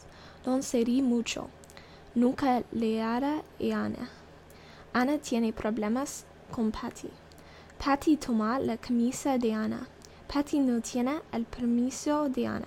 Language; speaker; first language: Spanish; non-native, learner; English